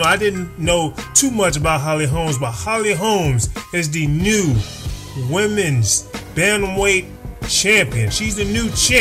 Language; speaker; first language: English; native; English